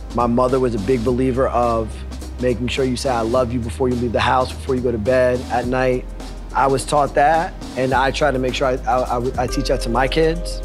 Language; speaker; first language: English; native; English